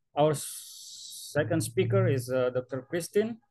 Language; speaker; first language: English; non-native, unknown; Indonesian